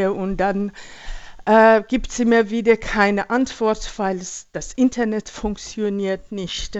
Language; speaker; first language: German; non-native, fluent; Persian